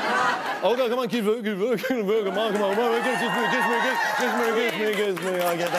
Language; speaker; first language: French; native; French